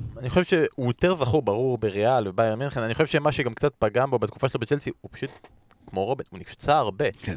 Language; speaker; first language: Hebrew; native; Hebrew